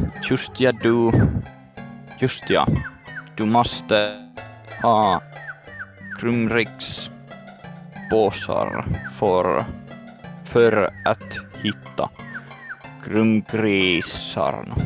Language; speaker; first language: Swedish; non-native, learner; English